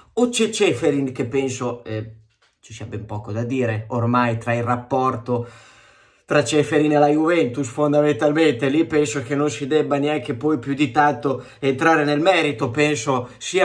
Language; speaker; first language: Italian; native; Italian